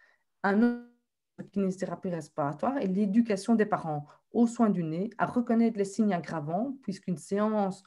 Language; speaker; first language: French; native; French